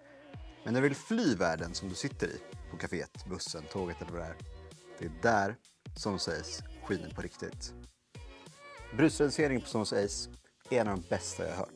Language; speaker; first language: Swedish; native; Swedish